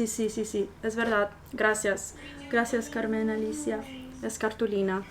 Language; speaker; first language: Spanish; non-native, fluent; English